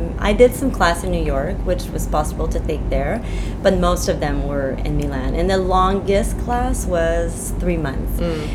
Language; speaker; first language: English; non-native, fluent; French